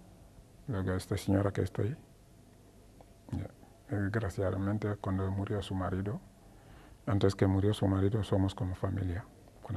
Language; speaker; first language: Spanish; non-native, learner; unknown